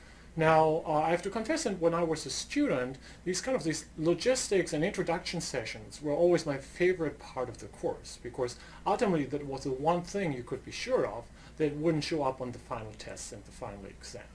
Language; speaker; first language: English; non-native, fluent; German